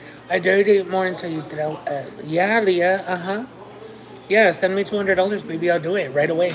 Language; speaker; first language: English; early bilingual, other home language; Spanish